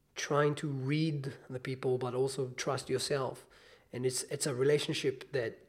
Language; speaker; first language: English; non-native, fluent; Hebrew